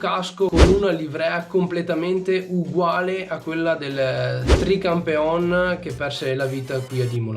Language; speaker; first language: Italian; native; Italian